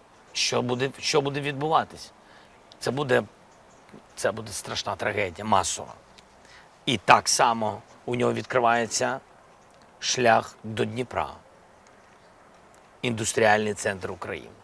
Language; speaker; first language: Ukrainian; non-native, local second language; Russian